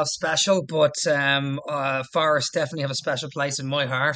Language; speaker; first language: English; native; English